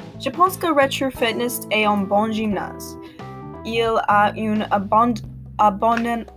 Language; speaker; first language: French; non-native, learner; English